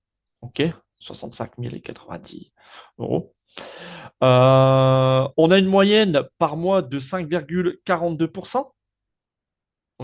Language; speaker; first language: French; native; French